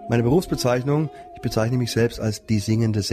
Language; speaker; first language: German; native; German